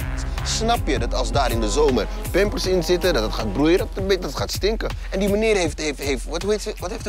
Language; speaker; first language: Dutch; native; Dutch